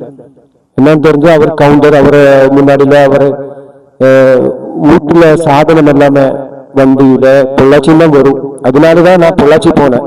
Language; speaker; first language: Tamil; non-native, learner; Malayalam